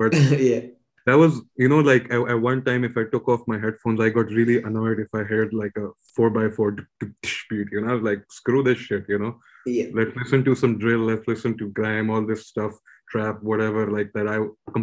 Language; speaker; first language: English; non-native, local second language; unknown